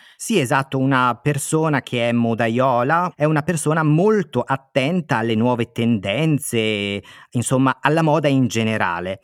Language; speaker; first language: Italian; native; Italian